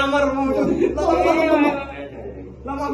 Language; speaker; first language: Arabic; non-native, learner; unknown